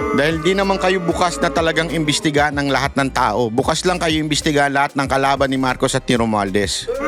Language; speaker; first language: Filipino; native; Filipino